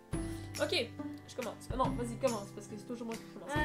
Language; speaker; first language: French; native; French